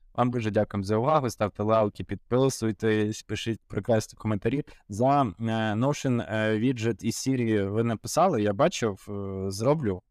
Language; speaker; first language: Ukrainian; native; Ukrainian